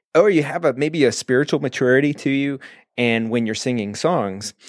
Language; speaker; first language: English; native; English